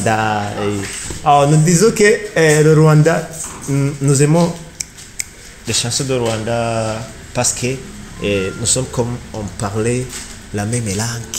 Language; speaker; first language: French; non-native, learner; Rundi